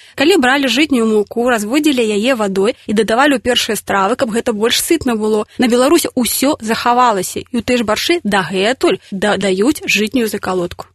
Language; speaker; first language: Belarusian; native; Belarusian